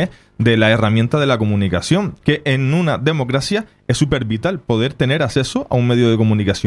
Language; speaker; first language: Spanish; native; Spanish